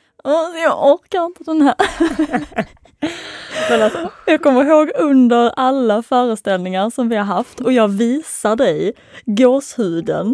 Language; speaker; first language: Swedish; native; Swedish